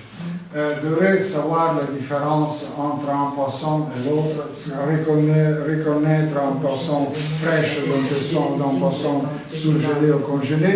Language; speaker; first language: French; non-native, learner; Italian